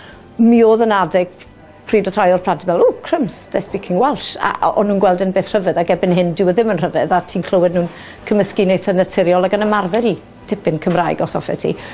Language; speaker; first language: Welsh; native; Welsh